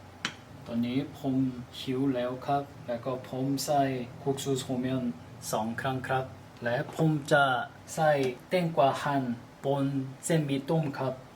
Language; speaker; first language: Thai; non-native, learner; Korean